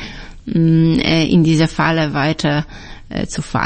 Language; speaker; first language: German; non-native, fluent; Polish